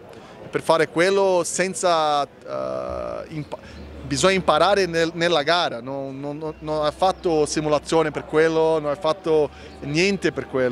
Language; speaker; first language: Italian; non-native, learner; Portuguese